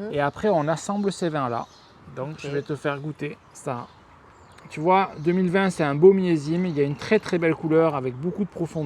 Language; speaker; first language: French; native; French